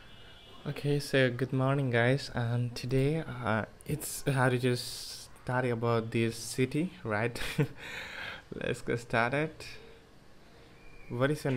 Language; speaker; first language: English; non-native, learner; Bangla